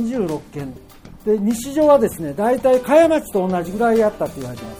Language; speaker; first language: Japanese; native; Japanese